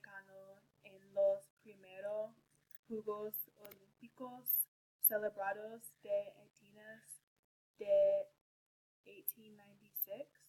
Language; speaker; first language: Spanish; non-native, learner; English